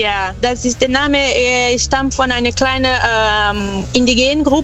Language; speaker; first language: German; non-native, fluent; Portuguese